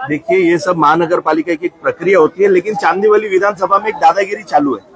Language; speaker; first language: Hindi; non-native, local second language; Marathi